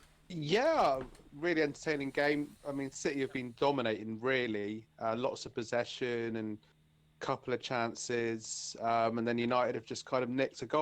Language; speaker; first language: English; native; English